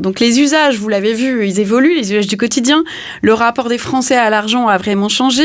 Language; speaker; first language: French; native; French